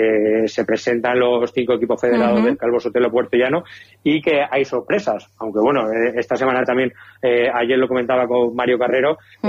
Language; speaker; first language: Spanish; native; Spanish